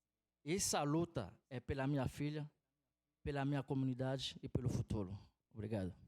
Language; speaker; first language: Portuguese; non-native, fluent; Haitian Creole